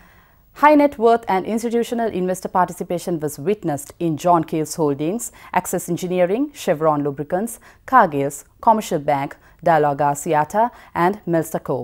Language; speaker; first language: English; non-native, local second language; Sinhala